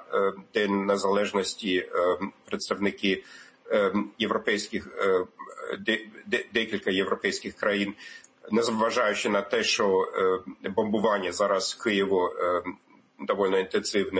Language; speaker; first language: Ukrainian; non-native, fluent; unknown